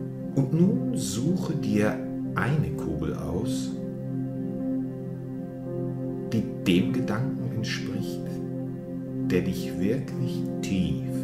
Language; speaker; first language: German; native; German